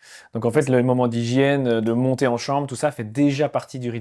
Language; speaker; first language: French; native; French